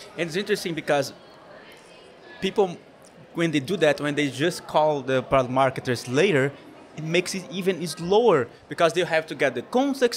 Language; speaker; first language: English; non-native, fluent; Portuguese